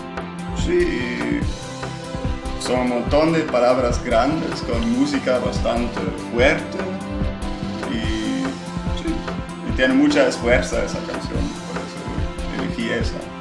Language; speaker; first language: Spanish; non-native, fluent; German